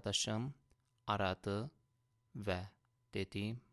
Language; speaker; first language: Turkish; non-native, fluent; Persian